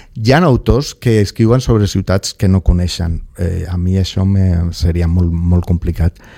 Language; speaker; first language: Catalan; non-native, local second language; Spanish